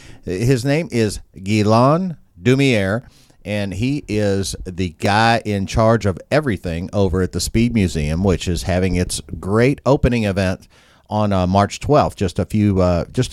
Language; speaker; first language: English; native; English